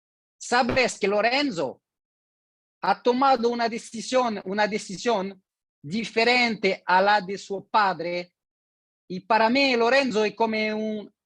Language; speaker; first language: Spanish; non-native, learner; French